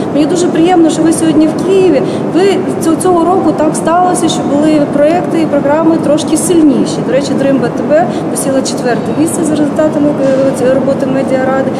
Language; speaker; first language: Ukrainian; native; Ukrainian